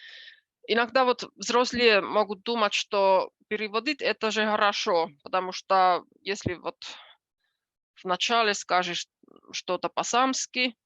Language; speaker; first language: Russian; non-native, fluent; Finnish